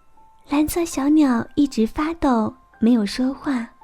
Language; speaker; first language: Chinese; native; Chinese